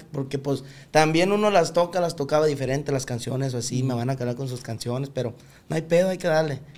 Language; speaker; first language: Spanish; native; Spanish